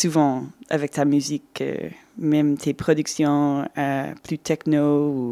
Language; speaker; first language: French; non-native, fluent; English